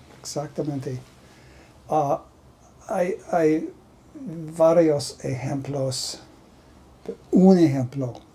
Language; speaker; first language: Spanish; non-native, learner; English